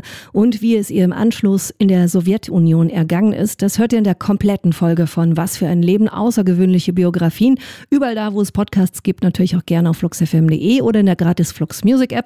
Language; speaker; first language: German; native; German